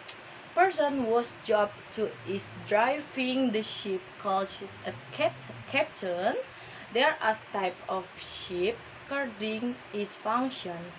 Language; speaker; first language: English; non-native, learner; Indonesian